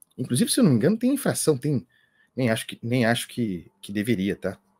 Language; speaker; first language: Portuguese; native; Portuguese